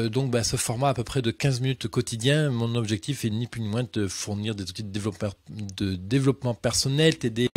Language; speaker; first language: French; native; French